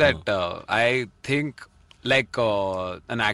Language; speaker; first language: English; non-native, local second language; Odia